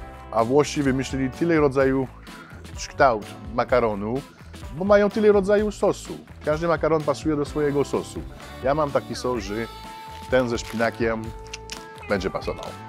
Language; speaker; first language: Polish; non-native, fluent; French